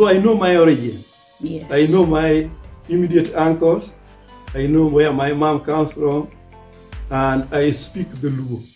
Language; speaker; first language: English; non-native, local second language; Luo (Kenya and Tanzania)